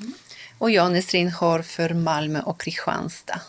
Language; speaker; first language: Swedish; non-native, local second language; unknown